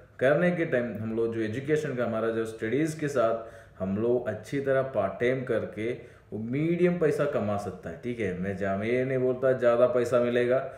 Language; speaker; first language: Hindi; non-native, local second language; Malayalam